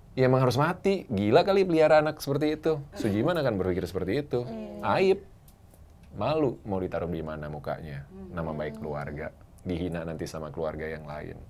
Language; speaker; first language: Indonesian; native; Indonesian